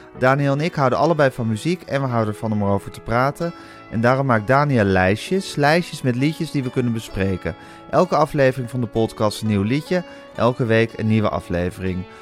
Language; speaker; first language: Dutch; native; Dutch